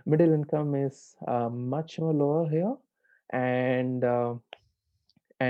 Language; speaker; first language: English; non-native, local second language; Tamil